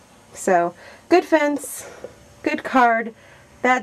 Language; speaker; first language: English; native; English